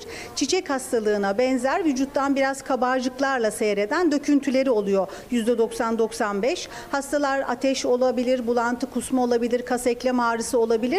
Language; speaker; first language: Turkish; native; Turkish